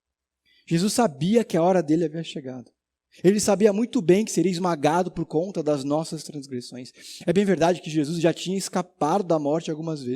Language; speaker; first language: Portuguese; native; Portuguese